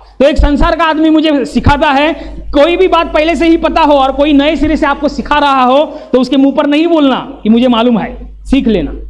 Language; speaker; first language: Hindi; non-native, local second language; Marathi